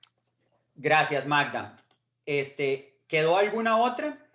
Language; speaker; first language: Spanish; native; Spanish